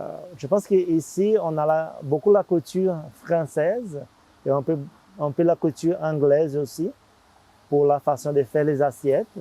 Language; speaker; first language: French; non-native, fluent; Portuguese